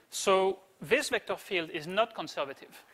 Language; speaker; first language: English; native; English